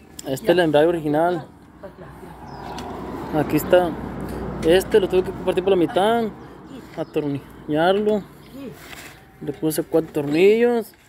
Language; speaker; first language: Spanish; native; Spanish